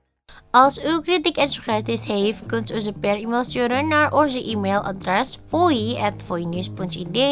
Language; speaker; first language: Dutch; non-native, fluent; Indonesian